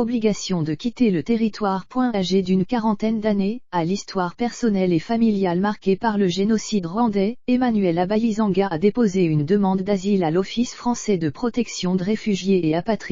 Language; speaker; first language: French; native; French